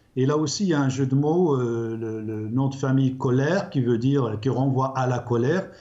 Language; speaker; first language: French; non-native, local second language; Arabic